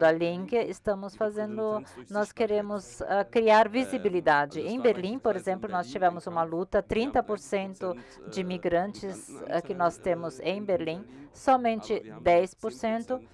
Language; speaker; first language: Portuguese; non-native, learner; German